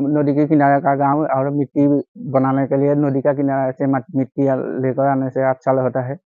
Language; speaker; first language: Hindi; non-native, local second language; Assamese